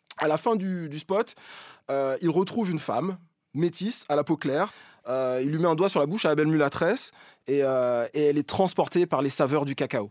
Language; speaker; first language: French; native; French